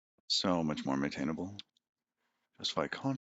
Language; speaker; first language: English; native; English